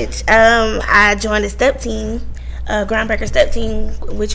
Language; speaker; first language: English; native; English